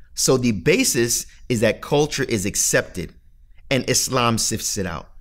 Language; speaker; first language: English; native; English